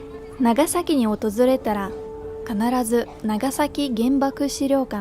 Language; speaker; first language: Japanese; non-native, fluent; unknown